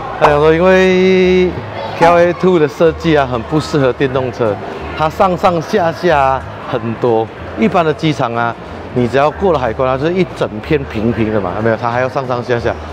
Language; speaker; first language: Chinese; native; Chinese